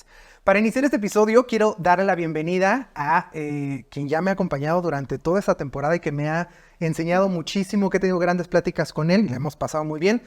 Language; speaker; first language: Spanish; native; Spanish